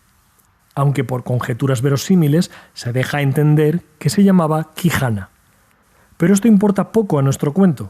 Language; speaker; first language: Spanish; native; Spanish